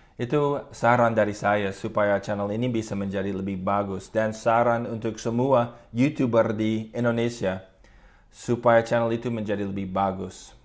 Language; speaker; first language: Indonesian; non-native, fluent; English